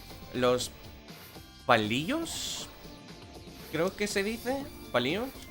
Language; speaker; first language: Spanish; non-native, fluent; English